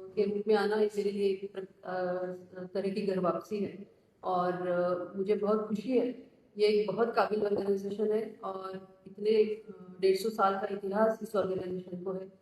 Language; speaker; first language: Hindi; non-native, local second language; Marathi